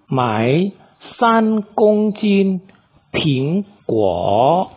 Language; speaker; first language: Chinese; non-native, fluent; Indonesian